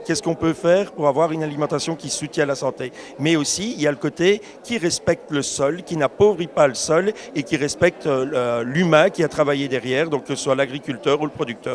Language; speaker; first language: French; native; French